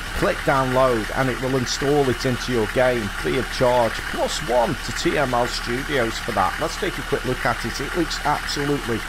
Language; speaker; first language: English; native; English